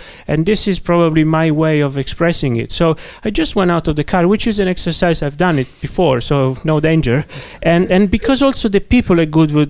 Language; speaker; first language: English; non-native, fluent; Italian